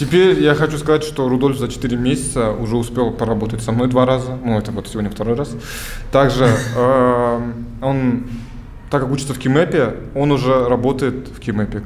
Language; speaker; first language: Russian; native; Russian